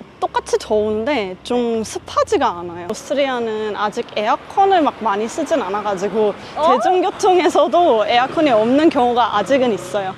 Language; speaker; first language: Korean; early bilingual, heritage; Korean